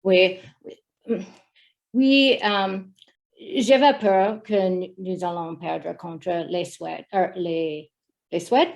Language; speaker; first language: French; non-native, learner; English